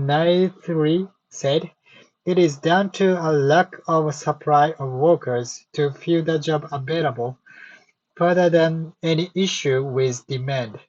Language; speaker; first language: English; non-native, learner; Japanese